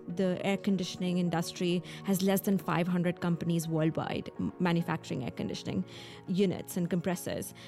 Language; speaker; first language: English; non-native, local second language; Hindi